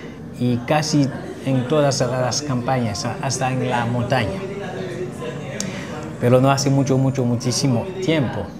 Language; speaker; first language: Spanish; non-native, fluent; Haitian Creole